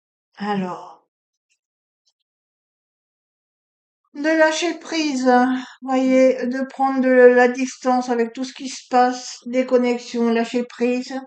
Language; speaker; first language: French; native; French